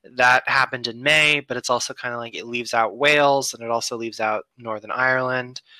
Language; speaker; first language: English; native; English